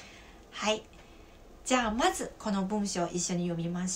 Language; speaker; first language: Japanese; non-native, fluent; Chinese